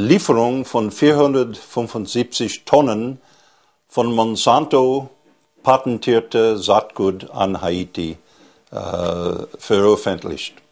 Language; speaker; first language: German; non-native, fluent; English